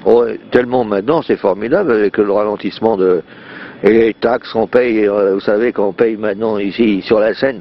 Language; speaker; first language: French; native; French